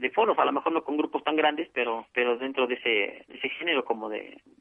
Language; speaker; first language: Spanish; native; Spanish